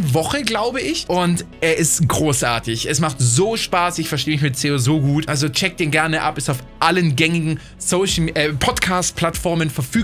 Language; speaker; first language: German; native; German